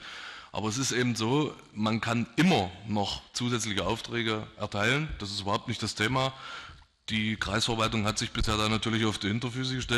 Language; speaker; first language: German; native; German